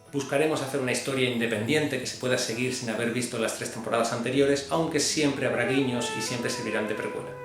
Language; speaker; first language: Spanish; native; Spanish